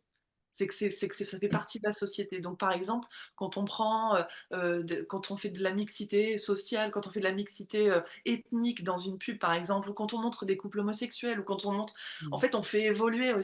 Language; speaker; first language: French; native; French